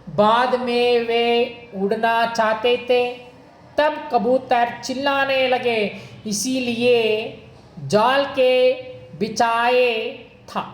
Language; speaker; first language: Hindi; non-native, local second language; Kannada